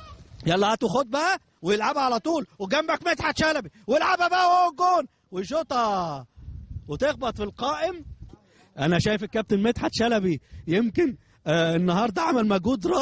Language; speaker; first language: Arabic; native; Arabic